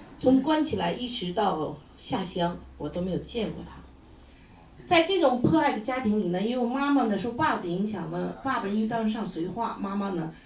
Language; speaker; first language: Chinese; native; Chinese